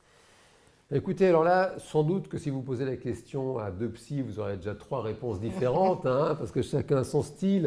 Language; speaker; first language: French; native; French